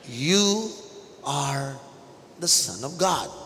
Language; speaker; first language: English; non-native, local second language; Filipino